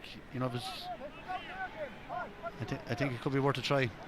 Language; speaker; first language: English; native; English